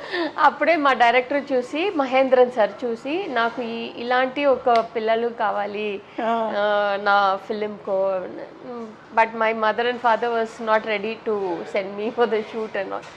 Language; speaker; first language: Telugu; non-native, local second language; Tamil